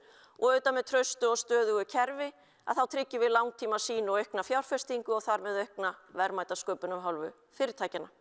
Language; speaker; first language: Icelandic; native; Icelandic